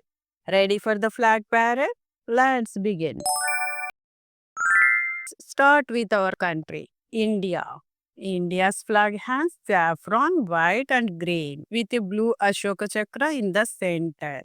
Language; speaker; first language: English; non-native, local second language; Telugu